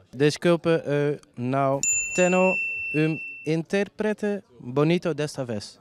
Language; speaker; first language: Portuguese; non-native, learner; Dutch